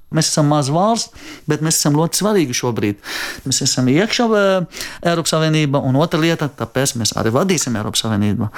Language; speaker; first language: Latvian; non-native, fluent; Arabic